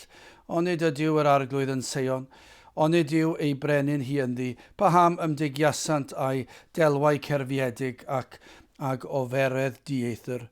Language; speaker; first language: Welsh; native; Welsh